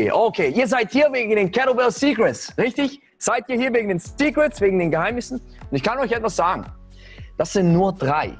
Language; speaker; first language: German; native; German